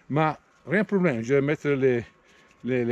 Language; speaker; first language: French; non-native, learner; Italian